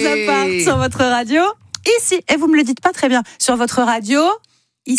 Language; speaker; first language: French; native; French